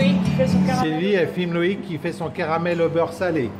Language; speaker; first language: French; native; French